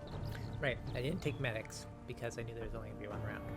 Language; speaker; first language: English; native; English